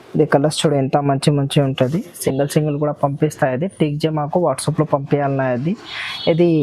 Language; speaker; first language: Telugu; non-native, local second language; Urdu